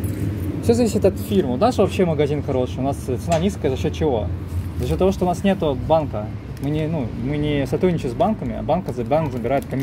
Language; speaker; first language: Russian; native; Russian